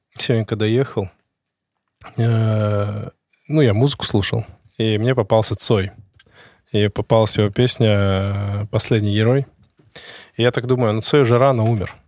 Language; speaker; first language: Russian; native; Russian